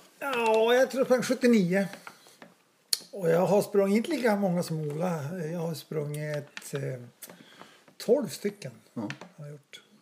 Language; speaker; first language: Swedish; native; Swedish